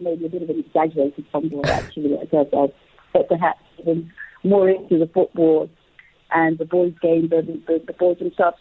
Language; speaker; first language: English; non-native, local second language; Krio